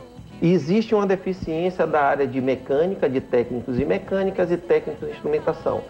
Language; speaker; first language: Portuguese; native; Portuguese